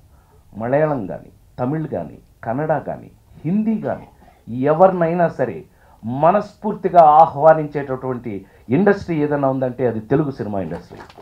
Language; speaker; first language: Telugu; native; Telugu